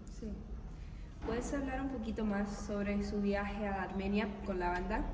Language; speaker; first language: Spanish; non-native, learner; English